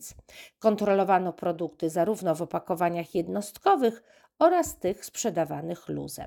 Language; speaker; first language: Polish; native; Polish